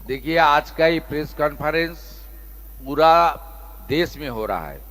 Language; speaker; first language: Hindi; non-native, local second language; Bangla